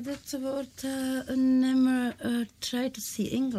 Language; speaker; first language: Dutch; non-native, fluent; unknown